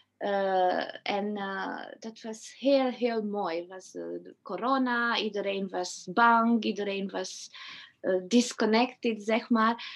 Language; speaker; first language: Dutch; non-native, fluent; Romanian